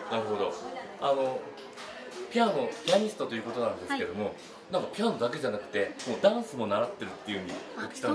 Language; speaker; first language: Japanese; native; Japanese